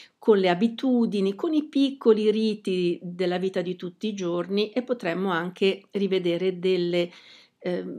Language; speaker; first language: Italian; native; Italian